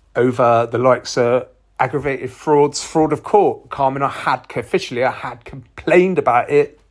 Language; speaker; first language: English; native; English